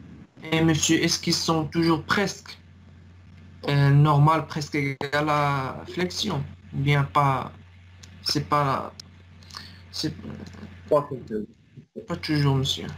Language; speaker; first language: French; non-native, local second language; Arabic